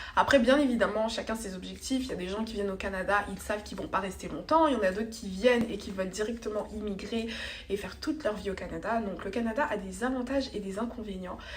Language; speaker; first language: French; native; French